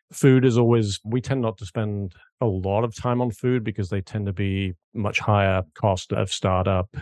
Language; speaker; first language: English; native; English